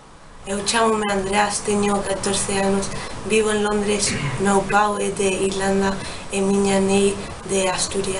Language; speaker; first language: Galician; non-native, learner; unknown